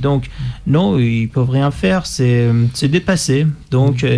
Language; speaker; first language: French; non-native, fluent; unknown